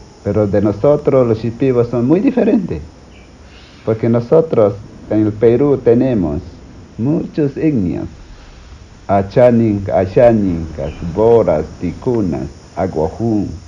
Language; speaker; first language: Spanish; non-native, local second language; Shipibo-Conibo